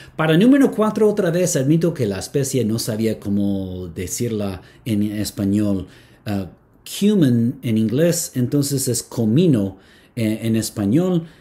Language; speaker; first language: Spanish; non-native, fluent; English